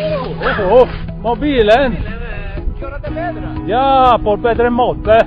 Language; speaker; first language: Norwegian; non-native, learner; Polish